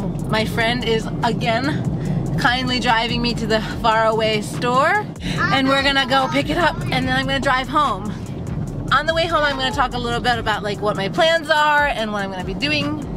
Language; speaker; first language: English; native; English